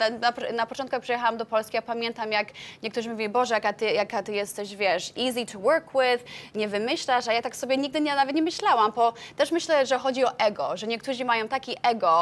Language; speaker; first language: Polish; early bilingual, heritage; Polish